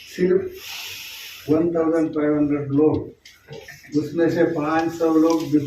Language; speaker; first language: Hindi; non-native, local second language; Kannada